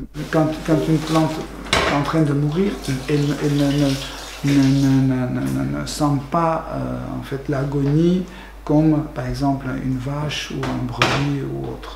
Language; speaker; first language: French; non-native, fluent; Armenian